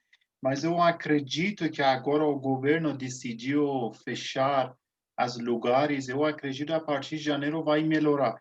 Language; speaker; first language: Portuguese; non-native, fluent; Persian